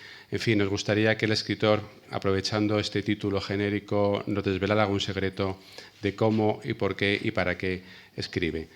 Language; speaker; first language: Spanish; native; Spanish